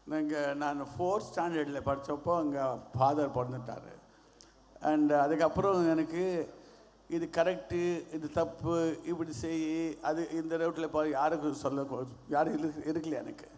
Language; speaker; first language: Tamil; non-native, learner; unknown